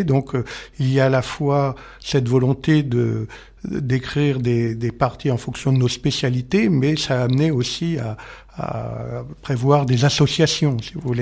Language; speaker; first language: French; native; French